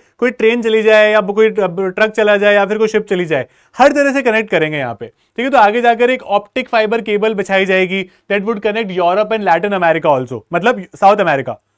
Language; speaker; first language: Hindi; native; Hindi